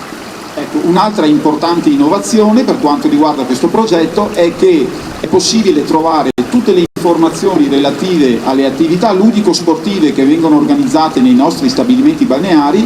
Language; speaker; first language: Italian; native; Italian